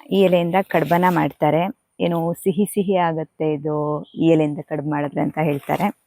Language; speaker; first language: Kannada; non-native, local second language; Tulu